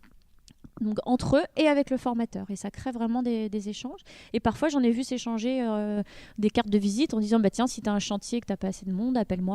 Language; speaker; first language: French; native; French